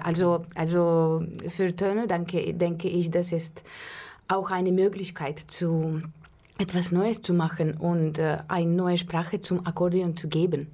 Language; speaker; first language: German; non-native, learner; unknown